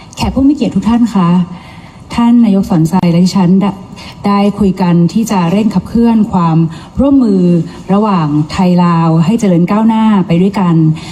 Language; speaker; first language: Thai; native; Thai